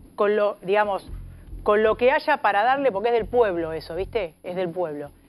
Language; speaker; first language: Spanish; native; Spanish